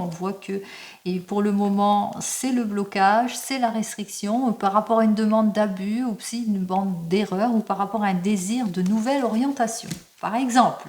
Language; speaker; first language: French; native; French